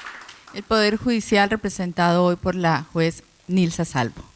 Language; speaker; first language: Spanish; native; Spanish